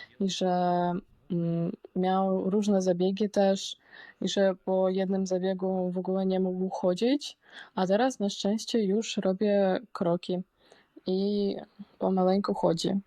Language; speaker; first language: Polish; non-native, fluent; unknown